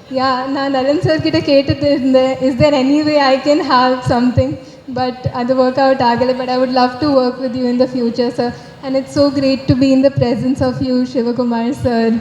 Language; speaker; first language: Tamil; non-native, learner; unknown